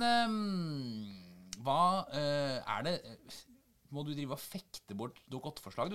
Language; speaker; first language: Norwegian; native; Norwegian